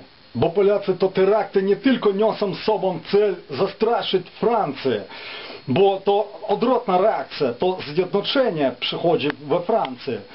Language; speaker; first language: Polish; non-native, fluent; Ukrainian